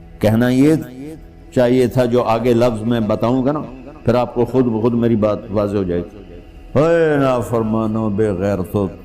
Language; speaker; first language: Urdu; non-native, local second language; Punjabi